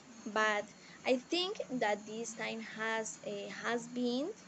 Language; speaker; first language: English; non-native, learner; Spanish